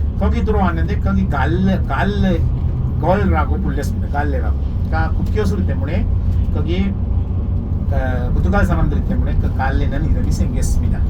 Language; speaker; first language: Korean; non-native, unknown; Sinhala